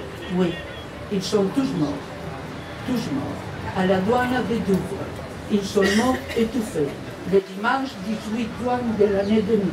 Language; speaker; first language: French; non-native, fluent; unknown